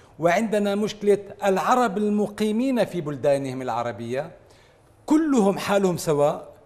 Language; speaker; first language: Arabic; native; Arabic